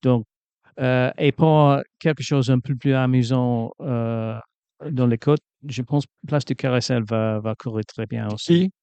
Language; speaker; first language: French; non-native, fluent; English